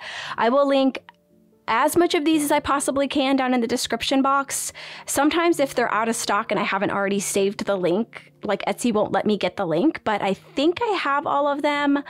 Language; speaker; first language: English; native; English